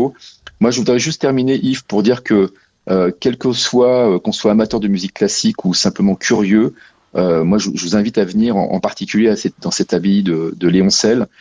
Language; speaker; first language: French; native; French